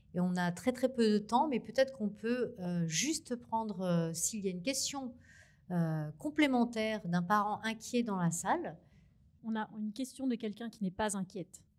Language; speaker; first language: French; native; French